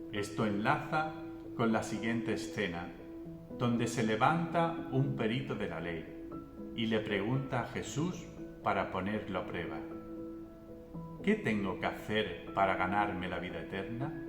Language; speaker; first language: Spanish; native; Spanish